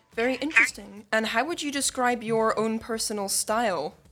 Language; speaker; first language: English; native; English